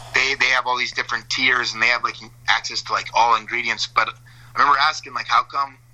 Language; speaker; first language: English; native; English